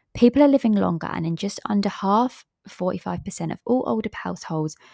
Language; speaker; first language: English; native; English